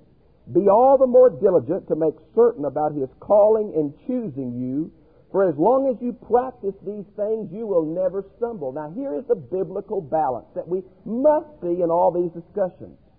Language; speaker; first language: English; native; English